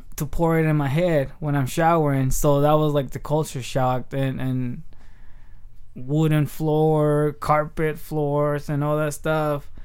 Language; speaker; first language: English; early bilingual, other home language; Spanish